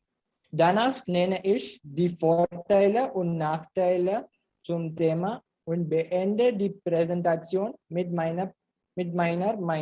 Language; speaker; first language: German; non-native, learner; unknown